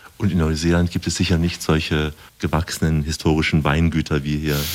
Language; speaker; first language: German; native; German